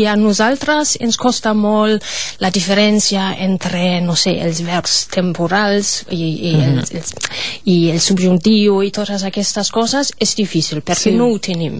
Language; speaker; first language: Catalan; non-native, fluent; German